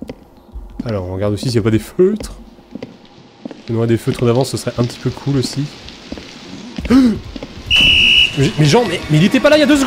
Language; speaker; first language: French; native; French